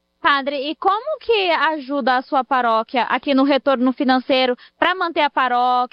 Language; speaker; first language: Portuguese; native; Portuguese